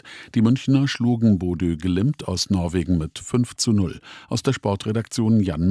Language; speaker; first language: German; native; German